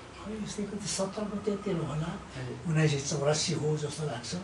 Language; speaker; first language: Nepali; native; Nepali